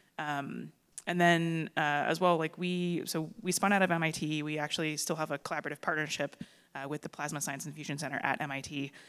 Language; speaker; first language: English; native; English